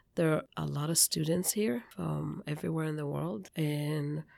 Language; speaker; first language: English; non-native, fluent; Hebrew